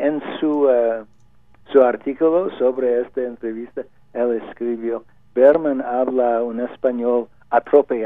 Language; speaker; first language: Spanish; non-native, learner; English